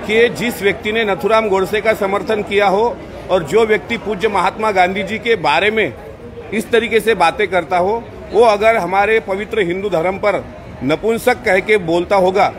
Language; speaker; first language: Hindi; non-native, local second language; Marathi